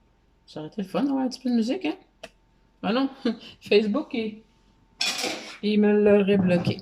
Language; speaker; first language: French; native; French